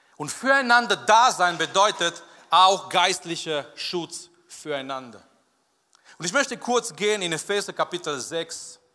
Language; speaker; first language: German; non-native, fluent; Romanian